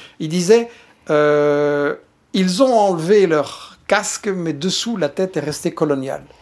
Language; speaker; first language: French; native; French